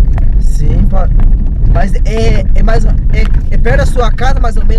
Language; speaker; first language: Portuguese; native; Portuguese